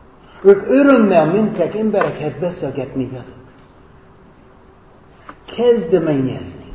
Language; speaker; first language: Hungarian; non-native, fluent; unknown